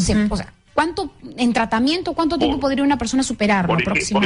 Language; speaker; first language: Spanish; native; Spanish